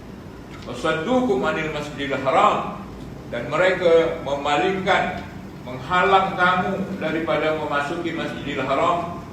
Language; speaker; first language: Malay; native; Malay